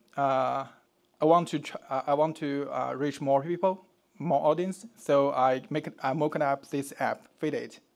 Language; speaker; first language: English; non-native, fluent; Chinese